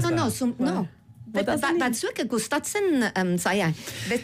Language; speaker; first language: Basque; non-native, learner; English